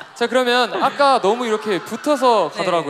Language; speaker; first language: Korean; native; Korean